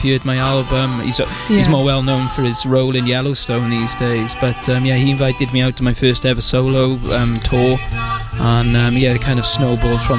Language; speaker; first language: English; native; English